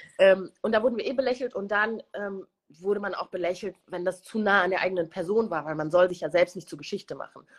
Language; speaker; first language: German; early bilingual, other home language; Kinyarwanda